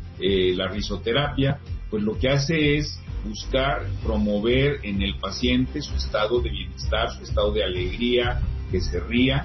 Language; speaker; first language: Spanish; native; Spanish